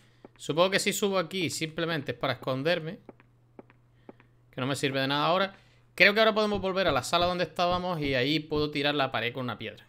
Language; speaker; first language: Spanish; native; Spanish